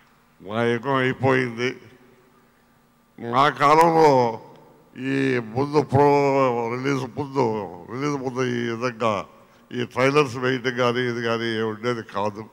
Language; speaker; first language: Telugu; native; Telugu